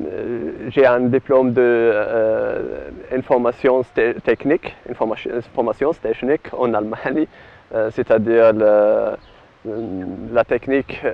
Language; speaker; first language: French; non-native, learner; Arabic